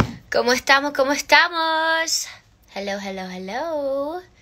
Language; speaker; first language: Spanish; early bilingual, heritage; Spanish